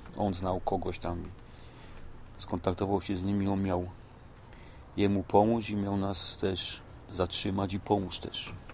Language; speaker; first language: Polish; native; Polish